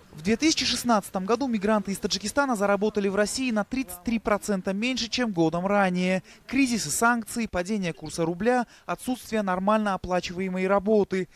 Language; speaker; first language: Russian; non-native, local second language; Tajik